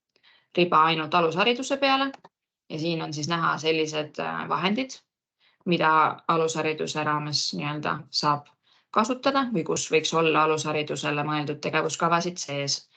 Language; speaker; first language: Estonian; native; Estonian